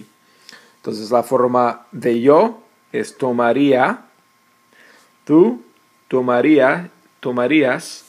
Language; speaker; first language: Spanish; non-native, fluent; English